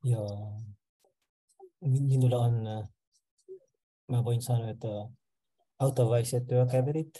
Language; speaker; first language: Finnish; non-native, learner; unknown